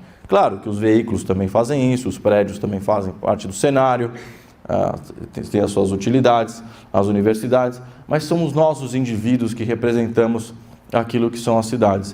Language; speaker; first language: Portuguese; native; Portuguese